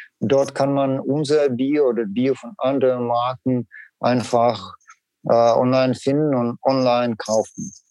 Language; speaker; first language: German; non-native, learner; Russian